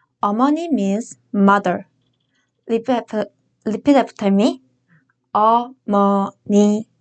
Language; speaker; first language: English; non-native, fluent; Korean